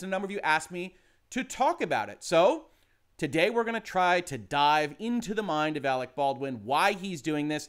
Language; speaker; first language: English; native; English